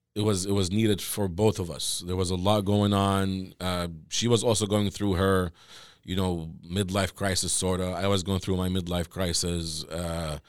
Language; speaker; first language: English; non-native, fluent; Arabic